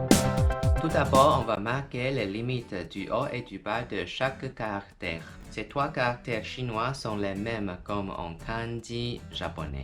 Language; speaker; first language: French; non-native, fluent; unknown